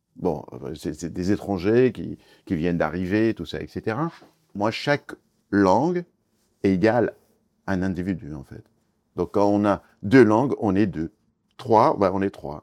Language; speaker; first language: French; non-native, fluent; Kurdish